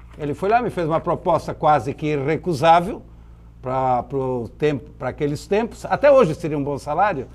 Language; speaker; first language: Portuguese; native; Portuguese